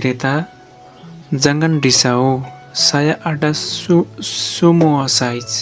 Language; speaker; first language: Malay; non-native, learner; Nepali